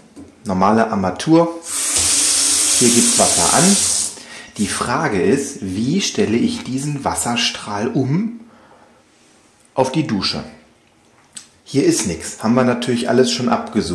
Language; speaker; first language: German; native; German